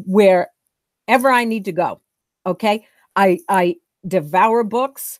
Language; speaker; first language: English; native; English